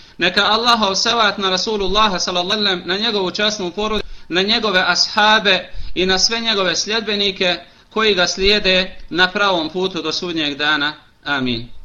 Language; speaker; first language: Bosnian; native; Bosnian